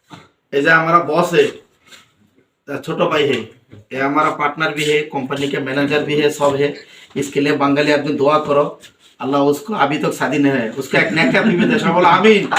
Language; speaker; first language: Hindi; non-native, learner; Bangla